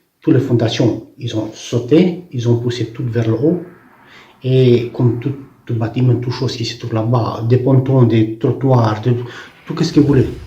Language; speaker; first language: French; non-native, fluent; Romanian